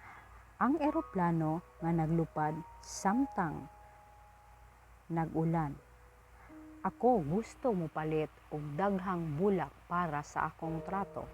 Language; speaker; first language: Cebuano; non-native, learner; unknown